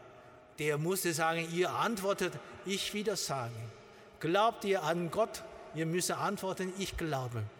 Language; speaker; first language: German; non-native, learner; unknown